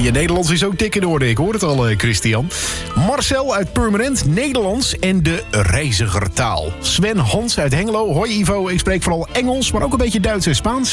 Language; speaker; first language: Dutch; native; Dutch